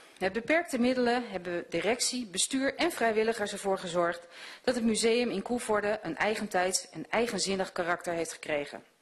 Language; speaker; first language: Dutch; native; Dutch